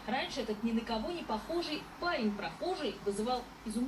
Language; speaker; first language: Russian; native; Russian